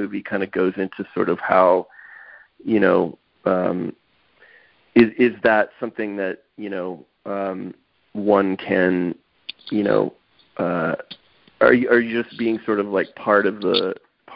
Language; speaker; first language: English; native; English